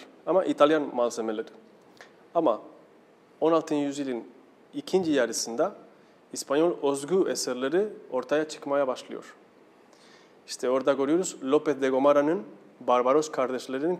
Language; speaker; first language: Turkish; non-native, fluent; Spanish